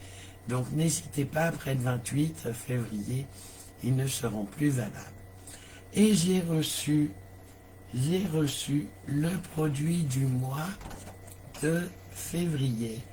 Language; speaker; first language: French; native; French